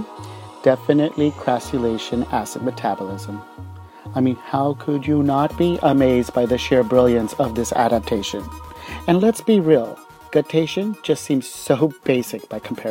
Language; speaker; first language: English; native; English